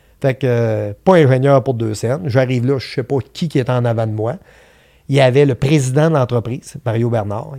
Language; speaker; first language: French; native; French